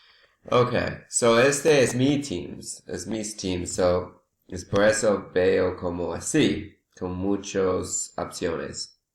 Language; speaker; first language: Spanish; non-native, learner; English